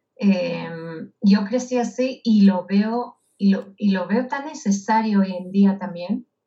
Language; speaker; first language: Spanish; non-native, fluent; Hebrew